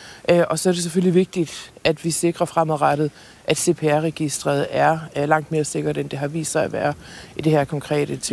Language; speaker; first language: Danish; native; Danish